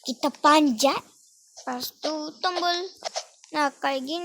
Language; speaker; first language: Malay; native; Malay